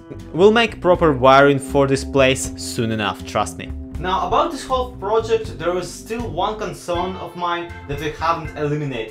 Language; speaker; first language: English; non-native, fluent; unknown